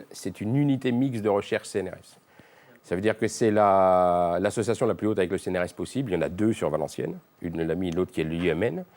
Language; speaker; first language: French; native; French